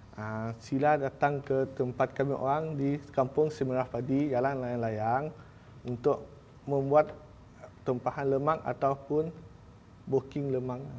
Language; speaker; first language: Malay; native; Malay